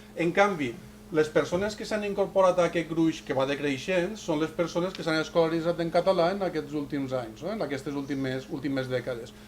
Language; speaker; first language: Catalan; native; Catalan